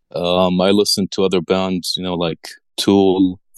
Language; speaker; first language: English; early bilingual, other home language; Arabic